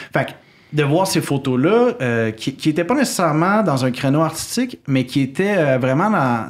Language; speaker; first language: French; native; French